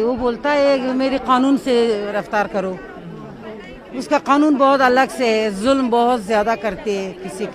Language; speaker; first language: Hindi; non-native, learner; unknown